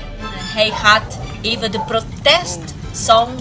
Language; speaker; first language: Dutch; non-native, fluent; Portuguese